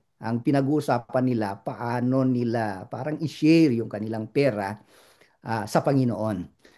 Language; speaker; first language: Filipino; non-native, local second language; Iloko